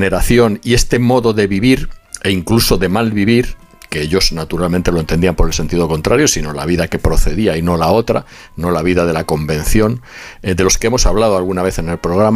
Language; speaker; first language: Spanish; native; Spanish